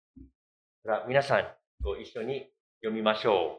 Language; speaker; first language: Japanese; non-native, fluent; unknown